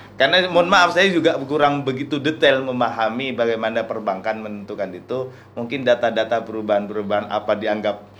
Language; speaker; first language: Indonesian; non-native, local second language; Madurese